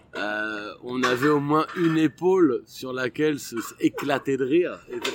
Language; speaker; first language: French; native; French